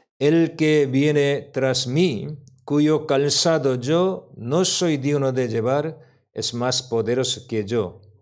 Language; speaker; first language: Spanish; non-native, learner; Korean